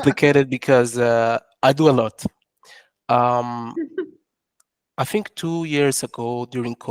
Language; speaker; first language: English; non-native, fluent; French